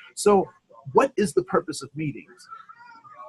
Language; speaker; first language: English; native; English